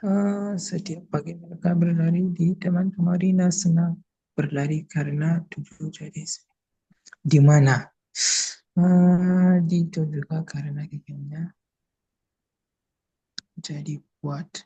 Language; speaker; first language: Indonesian; non-native, learner; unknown